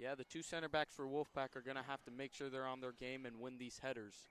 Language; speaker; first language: English; native; English